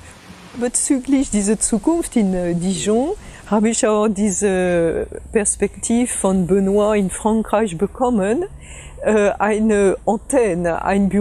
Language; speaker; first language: German; non-native, fluent; French